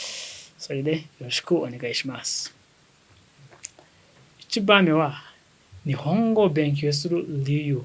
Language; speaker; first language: Japanese; non-native, learner; Kinyarwanda